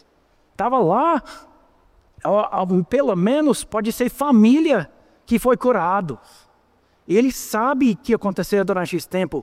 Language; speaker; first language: Portuguese; non-native, fluent; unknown